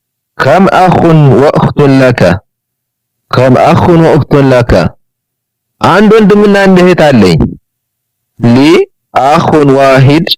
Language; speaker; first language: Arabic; non-native, fluent; Amharic